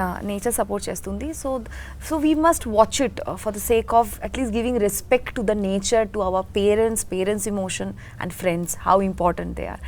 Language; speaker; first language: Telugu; non-native, learner; Bangla